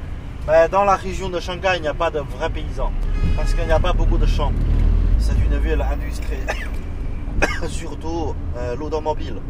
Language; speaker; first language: French; non-native, fluent; Chinese